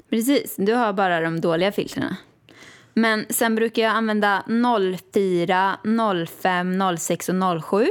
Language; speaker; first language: Swedish; native; Swedish